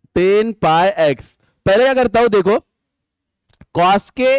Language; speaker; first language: Hindi; non-native, local second language; Marathi